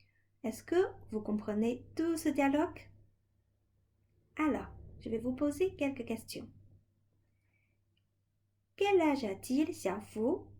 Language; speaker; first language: French; non-native, fluent; Chinese